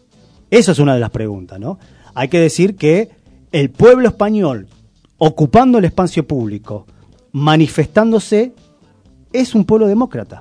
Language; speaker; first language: Spanish; native; Spanish